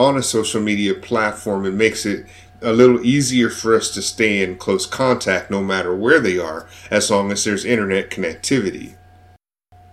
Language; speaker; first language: English; native; English